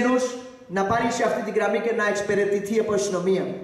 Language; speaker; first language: Greek; non-native, learner; Urdu